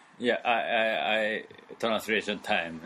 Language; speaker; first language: English; non-native, learner; Japanese